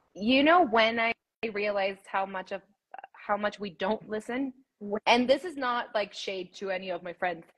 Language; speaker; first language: English; early bilingual, other home language; Spanish